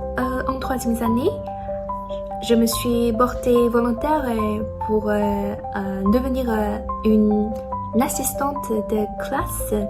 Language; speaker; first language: French; non-native, learner; Chinese